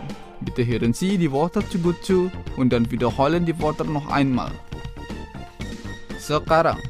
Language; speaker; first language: German; non-native, fluent; Indonesian